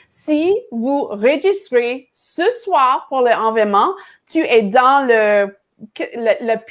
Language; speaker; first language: French; non-native, learner; English